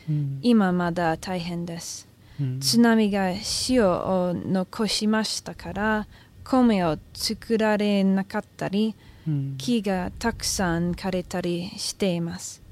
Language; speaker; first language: Japanese; non-native, learner; English